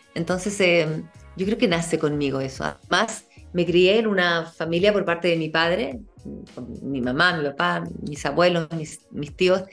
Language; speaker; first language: Spanish; native; Spanish